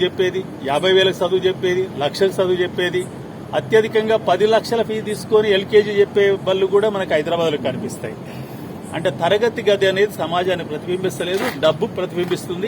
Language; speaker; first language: Telugu; native; Telugu